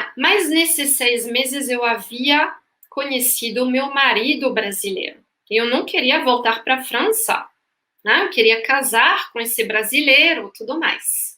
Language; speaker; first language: Portuguese; non-native, fluent; French